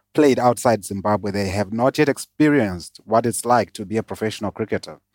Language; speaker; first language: English; non-native, local second language; Shona